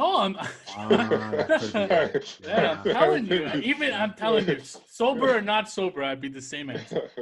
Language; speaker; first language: English; native; English